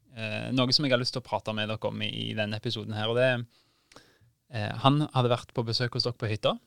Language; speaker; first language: Norwegian; native; Norwegian